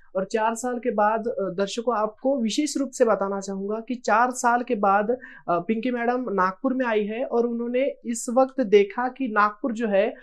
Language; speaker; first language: Hindi; native; Hindi